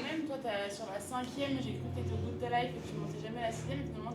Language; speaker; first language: French; native; French